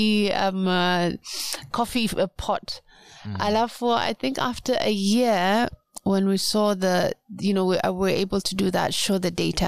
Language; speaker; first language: English; non-native, local second language; Swahili